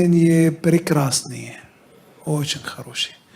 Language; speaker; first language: Russian; non-native, fluent; Arabic